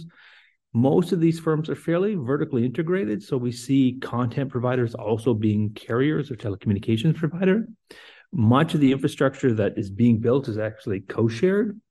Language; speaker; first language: English; native; English